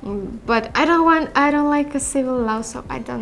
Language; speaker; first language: English; non-native, learner; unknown